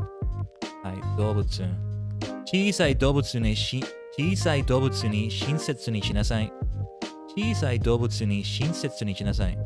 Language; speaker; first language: Japanese; non-native, learner; English